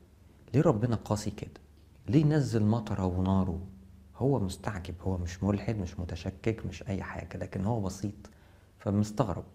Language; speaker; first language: Arabic; native; Arabic